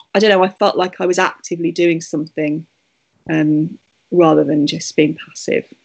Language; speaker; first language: English; native; English